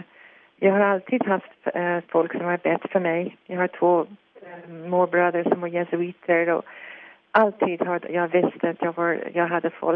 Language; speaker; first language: Swedish; non-native, fluent; English